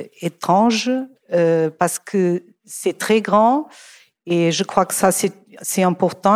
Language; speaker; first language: French; non-native, fluent; Portuguese